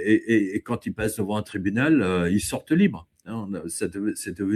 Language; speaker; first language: French; native; French